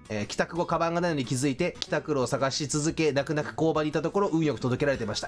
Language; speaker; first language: Japanese; native; Japanese